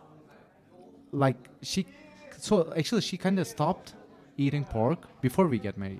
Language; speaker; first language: English; non-native, fluent; Turkish